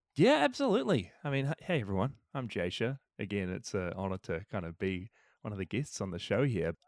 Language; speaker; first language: English; native; English